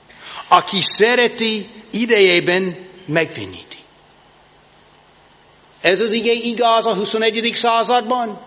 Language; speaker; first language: Hungarian; non-native, learner; English